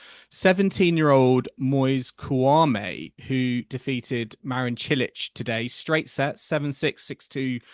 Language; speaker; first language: English; native; English